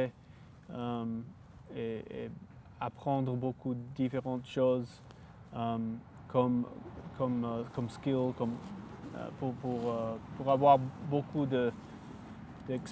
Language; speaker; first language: French; non-native, local second language; English